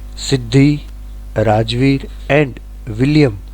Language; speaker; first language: English; non-native, local second language; Gujarati